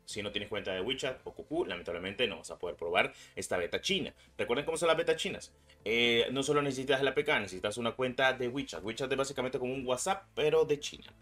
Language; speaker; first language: Spanish; native; Spanish